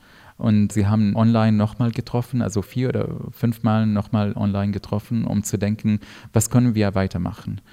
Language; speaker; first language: German; non-native, fluent; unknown